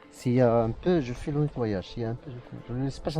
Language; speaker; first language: French; non-native, learner; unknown